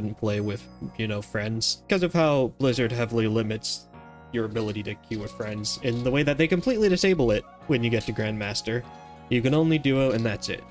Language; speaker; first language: English; native; English